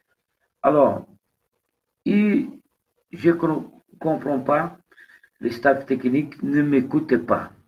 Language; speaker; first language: French; non-native, fluent; Portuguese